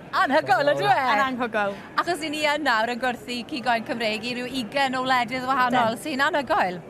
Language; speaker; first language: Welsh; native; Welsh